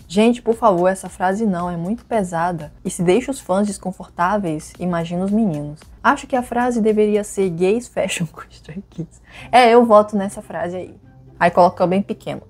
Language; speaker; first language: Portuguese; native; Portuguese